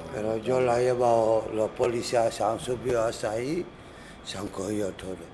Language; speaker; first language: Spanish; non-native, learner; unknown